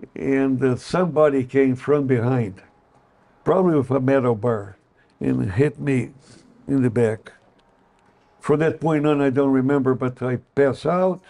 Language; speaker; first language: English; non-native, fluent; Portuguese